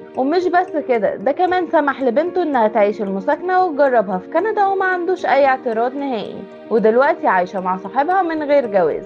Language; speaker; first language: Arabic; native; Arabic